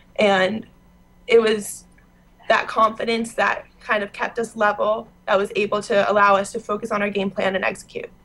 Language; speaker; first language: English; native; English